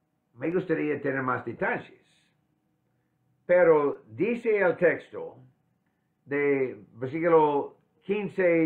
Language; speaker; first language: Spanish; non-native, fluent; English